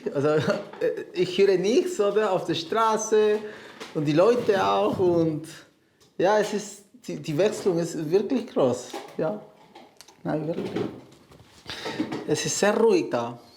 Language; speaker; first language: German; non-native, fluent; Spanish